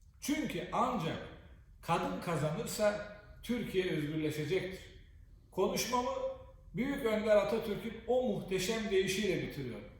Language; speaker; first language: Turkish; native; Turkish